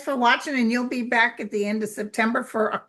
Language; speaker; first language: English; native; English